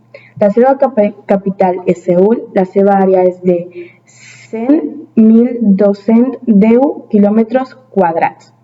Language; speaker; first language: Catalan; early bilingual, other home language; Spanish